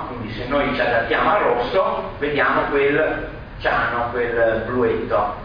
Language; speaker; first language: Italian; native; Italian